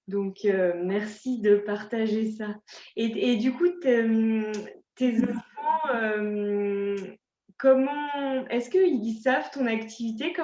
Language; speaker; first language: French; native; French